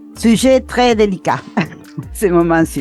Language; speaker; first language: French; non-native, fluent; Spanish